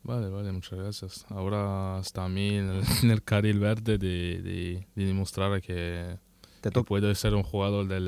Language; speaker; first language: Spanish; non-native, learner; French